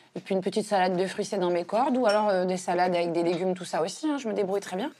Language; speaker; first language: French; native; French